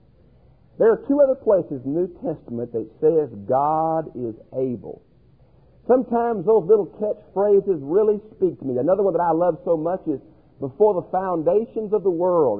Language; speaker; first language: English; native; English